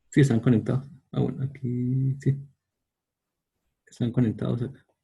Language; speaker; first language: Spanish; native; Spanish